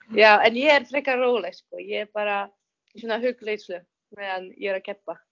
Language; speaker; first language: Icelandic; non-native, fluent; Czech